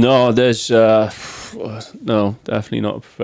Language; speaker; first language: English; native; English